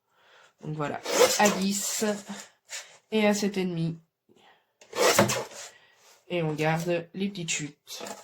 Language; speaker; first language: French; native; French